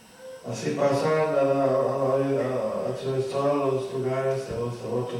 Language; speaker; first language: Spanish; non-native, fluent; English